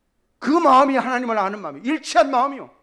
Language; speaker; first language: Korean; native; Korean